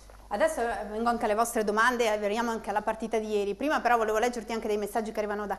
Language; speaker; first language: Italian; native; Italian